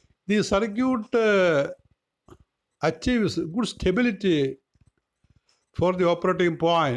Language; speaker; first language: English; non-native, local second language; Malayalam